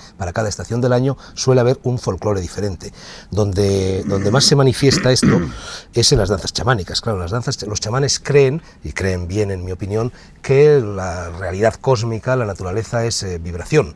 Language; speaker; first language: Spanish; native; Spanish